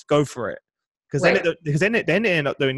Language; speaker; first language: English; native; English